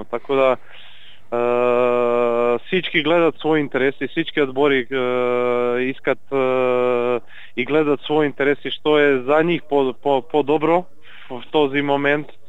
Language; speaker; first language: Bulgarian; non-native, learner; Serbian